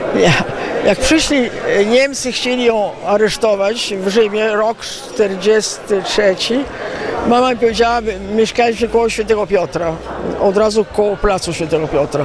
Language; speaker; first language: Polish; early bilingual, heritage; Italian